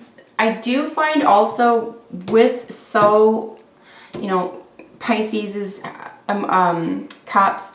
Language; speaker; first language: English; native; English